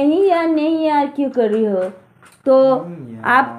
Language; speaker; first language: Hindi; non-native, local second language; Bangla